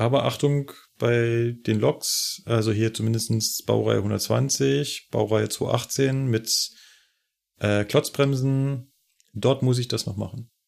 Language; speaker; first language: German; native; German